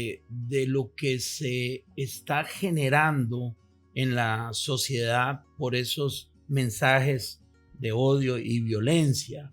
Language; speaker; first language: Spanish; native; Spanish